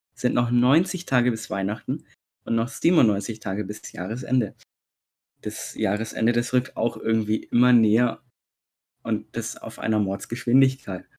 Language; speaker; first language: German; native; German